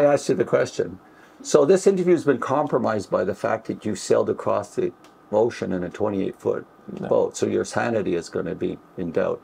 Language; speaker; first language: English; native; English